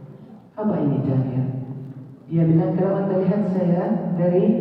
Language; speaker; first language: Indonesian; non-native, fluent; Arabic